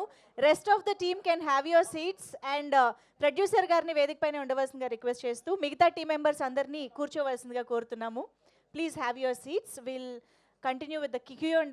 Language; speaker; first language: Telugu; native; Telugu